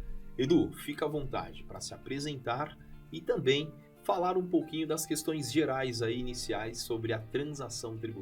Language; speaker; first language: Portuguese; native; Portuguese